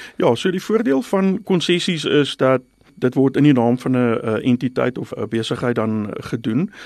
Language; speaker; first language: Afrikaans; non-native, local second language; English